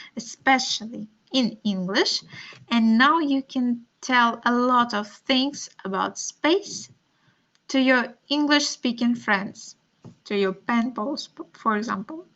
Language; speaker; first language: English; non-native, fluent; Russian